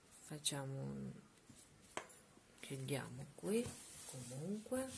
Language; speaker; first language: Italian; non-native, learner; Russian